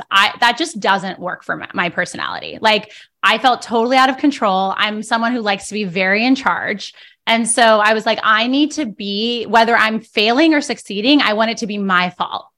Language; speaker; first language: English; early bilingual, other home language; Spanish